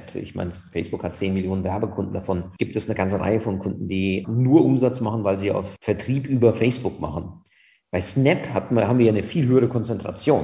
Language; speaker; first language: German; native; German